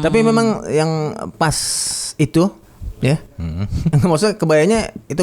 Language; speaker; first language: Indonesian; native; Indonesian